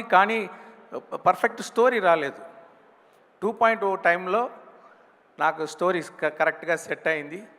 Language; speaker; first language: Telugu; non-native, local second language; Tamil